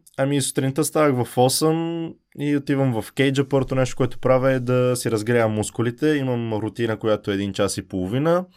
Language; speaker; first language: Bulgarian; early bilingual, heritage; Bulgarian